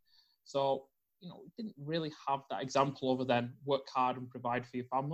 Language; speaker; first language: English; native; English